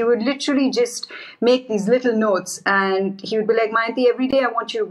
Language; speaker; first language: English; non-native, local second language; Hindi